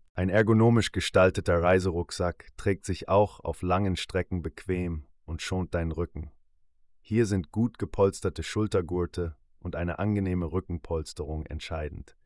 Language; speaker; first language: German; native; German